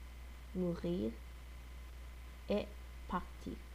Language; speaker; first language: French; non-native, learner; English